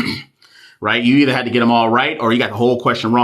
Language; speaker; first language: English; native; English